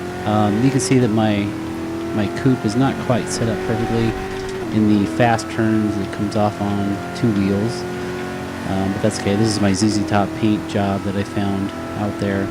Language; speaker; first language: English; native; English